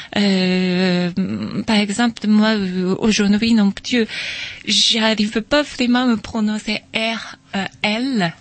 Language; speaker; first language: French; non-native, learner; Japanese